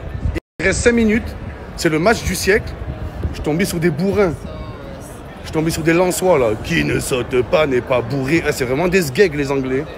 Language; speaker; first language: French; native; French